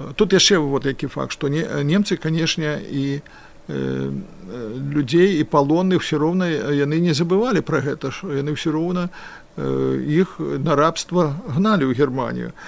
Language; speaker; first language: Belarusian; non-native, local second language; Russian